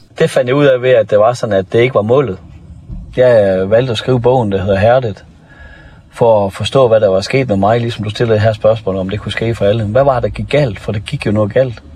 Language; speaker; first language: Danish; native; Danish